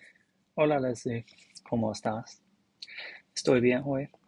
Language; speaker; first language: Spanish; non-native, learner; English